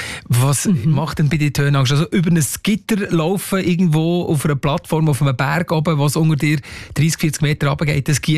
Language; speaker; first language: German; native; German